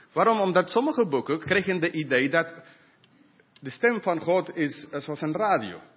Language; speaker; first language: Dutch; non-native, fluent; English